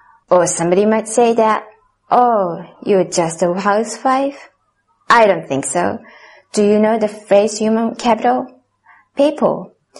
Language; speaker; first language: English; non-native, fluent; Japanese